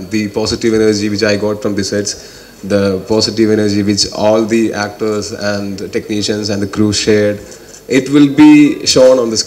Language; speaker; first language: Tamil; non-native, learner; Malayalam